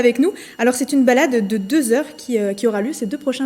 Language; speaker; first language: French; native; French